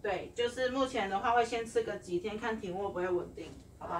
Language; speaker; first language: Chinese; native; Chinese